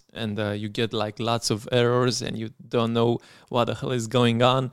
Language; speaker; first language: English; non-native, fluent; Romanian